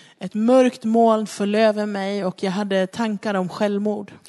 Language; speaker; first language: Swedish; non-native, fluent; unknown